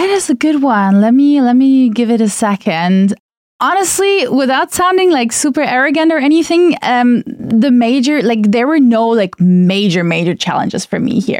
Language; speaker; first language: English; non-native, fluent; German